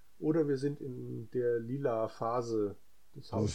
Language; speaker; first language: German; native; German